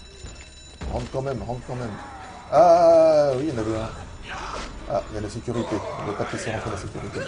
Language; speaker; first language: French; native; French